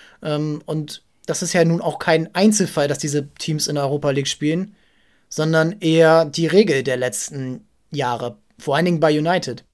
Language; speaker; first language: German; native; German